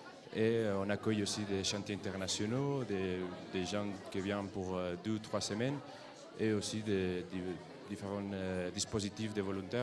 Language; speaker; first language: French; non-native, fluent; Catalan